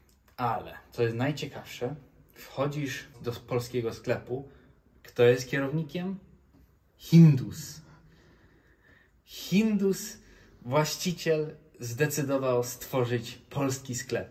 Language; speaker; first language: Polish; early bilingual, heritage; Polish